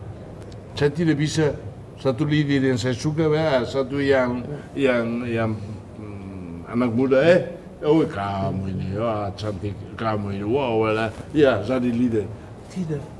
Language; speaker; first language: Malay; non-native, fluent; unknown